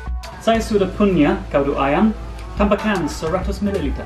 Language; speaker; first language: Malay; non-native, learner; English